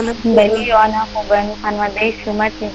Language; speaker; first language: Persian; non-native, learner; Urdu